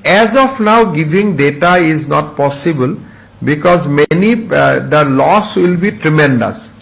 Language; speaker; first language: English; non-native, local second language; Assamese